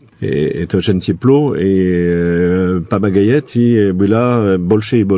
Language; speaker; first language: Russian; non-native, fluent; French